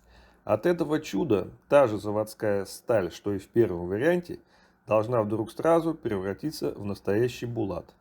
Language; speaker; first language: Russian; native; Russian